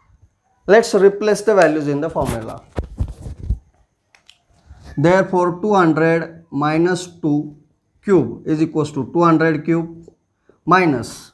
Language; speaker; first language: English; non-native, local second language; Marathi